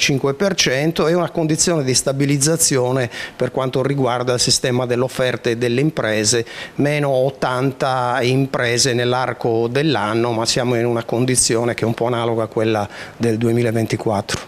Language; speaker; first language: Italian; native; Italian